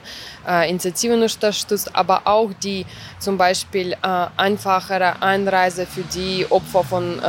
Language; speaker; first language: German; non-native, fluent; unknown